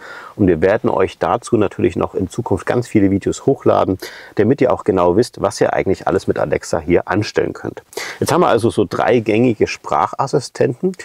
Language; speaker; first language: German; native; German